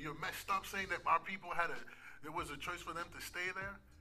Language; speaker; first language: English; early bilingual, other home language; French